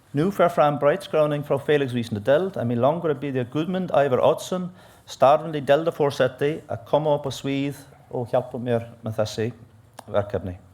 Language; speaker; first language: Icelandic; non-native, fluent; English